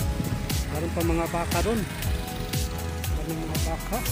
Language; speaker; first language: Filipino; non-native, local second language; Cebuano